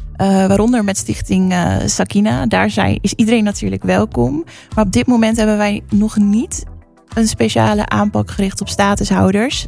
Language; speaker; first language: Dutch; native; Dutch